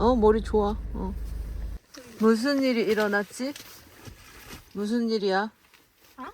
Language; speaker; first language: Korean; early bilingual, heritage; French